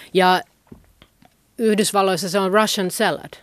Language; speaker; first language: Finnish; native; Finnish